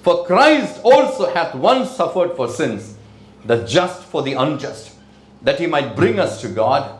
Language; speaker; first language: English; non-native, local second language; Tamil